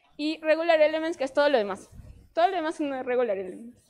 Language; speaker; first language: Spanish; native; Spanish